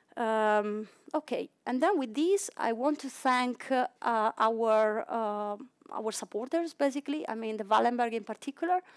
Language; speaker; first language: English; non-native, fluent; Italian